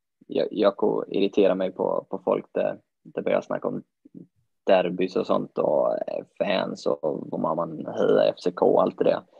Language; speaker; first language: Swedish; native; Swedish